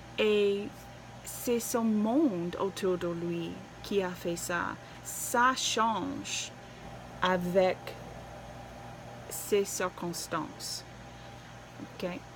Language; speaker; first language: French; non-native, learner; English